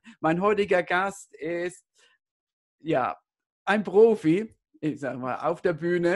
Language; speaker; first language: German; native; German